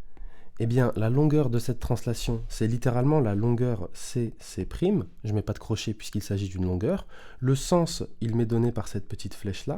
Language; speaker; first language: French; native; French